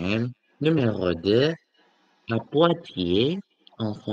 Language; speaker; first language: French; non-native, learner; Indonesian